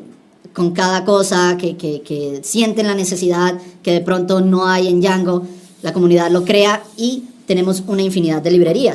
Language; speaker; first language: Spanish; native; Spanish